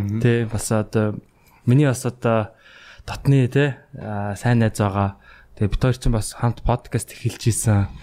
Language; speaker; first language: Mongolian; native; Mongolian